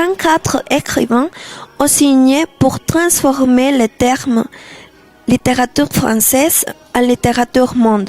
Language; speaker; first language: French; non-native, learner; Spanish